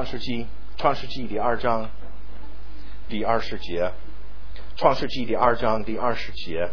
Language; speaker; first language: Chinese; non-native, fluent; English